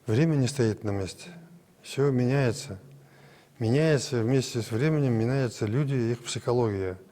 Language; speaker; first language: Russian; non-native, local second language; Kazakh